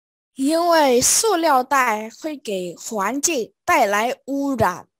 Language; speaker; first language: Chinese; non-native, fluent; Vietnamese